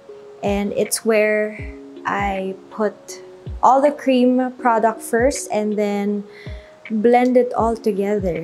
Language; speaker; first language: English; non-native, local second language; Filipino